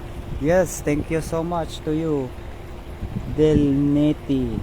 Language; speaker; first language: English; non-native, local second language; Filipino